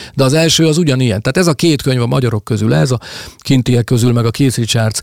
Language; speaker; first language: Hungarian; native; Hungarian